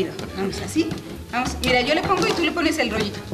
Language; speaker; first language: Spanish; native; Spanish